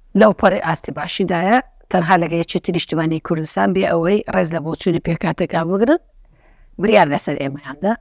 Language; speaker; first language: Central Kurdish; non-native, local second language; Turkish